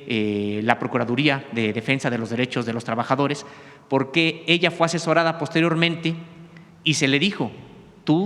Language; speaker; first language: Spanish; native; Spanish